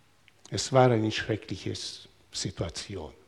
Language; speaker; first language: German; non-native, fluent; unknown